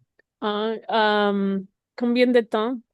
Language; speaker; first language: French; non-native, learner; Spanish